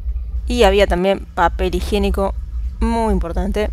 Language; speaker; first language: Spanish; native; Spanish